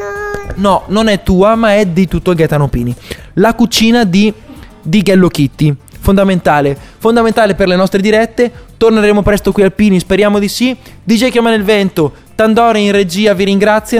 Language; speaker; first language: Italian; native; Italian